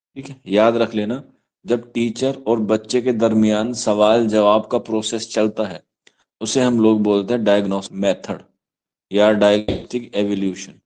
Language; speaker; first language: Urdu; native; Urdu